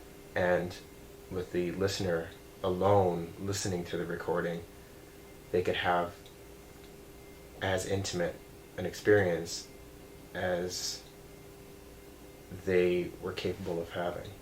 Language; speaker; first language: English; native; English